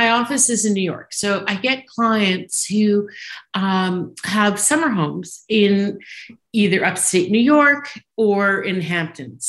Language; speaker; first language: English; native; English